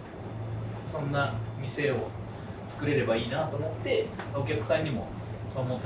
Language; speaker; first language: Japanese; native; Japanese